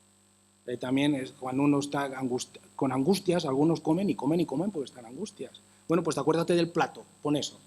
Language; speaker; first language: Spanish; native; Spanish